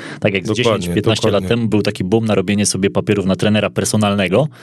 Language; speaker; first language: Polish; native; Polish